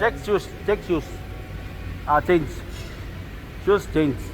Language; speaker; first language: English; non-native, learner; Filipino